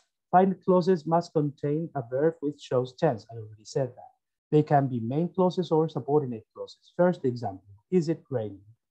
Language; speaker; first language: English; non-native, fluent; Spanish